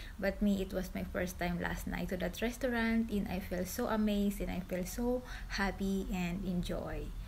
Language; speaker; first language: English; non-native, local second language; Filipino